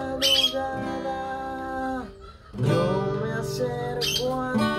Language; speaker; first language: Spanish; native; Spanish